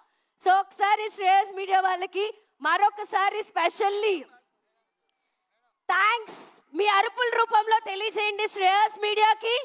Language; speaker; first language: Telugu; native; Telugu